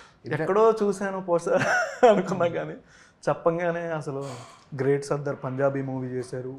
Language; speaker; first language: Telugu; native; Telugu